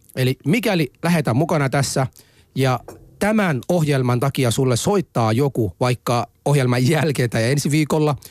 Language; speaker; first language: Finnish; non-native, fluent; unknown